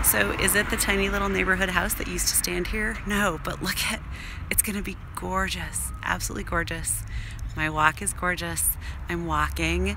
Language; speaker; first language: English; native; English